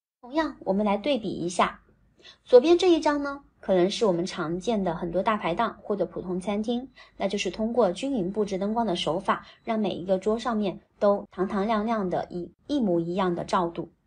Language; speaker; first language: Chinese; native; Chinese